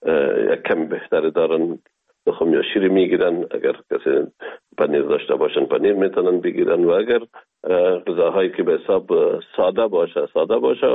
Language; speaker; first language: Persian; native; Persian